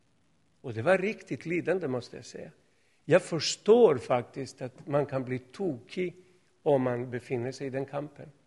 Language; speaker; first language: Swedish; non-native, fluent; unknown